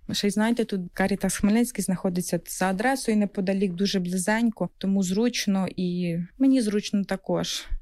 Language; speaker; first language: Ukrainian; native; Ukrainian